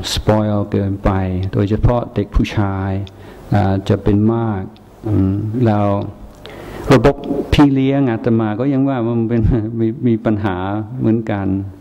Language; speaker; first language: Thai; non-native, fluent; English